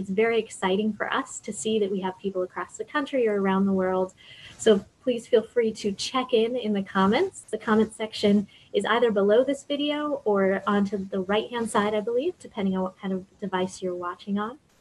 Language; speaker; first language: English; native; English